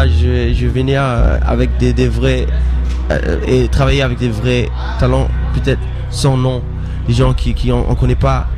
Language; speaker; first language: French; non-native, fluent; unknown